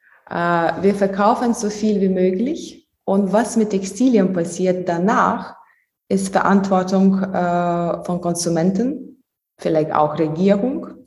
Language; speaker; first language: German; non-native, fluent; Lithuanian